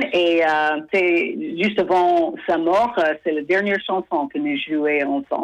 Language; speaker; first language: French; non-native, fluent; English